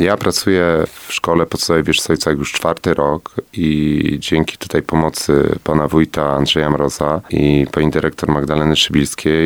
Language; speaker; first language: Polish; native; Polish